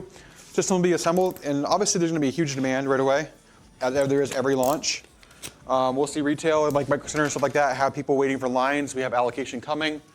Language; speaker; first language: English; native; English